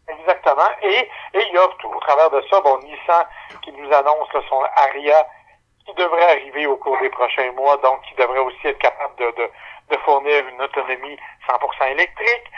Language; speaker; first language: French; native; French